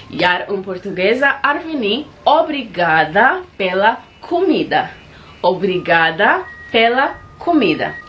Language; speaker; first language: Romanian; non-native, fluent; Portuguese